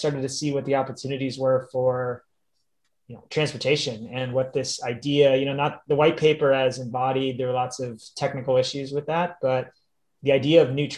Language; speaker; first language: English; native; English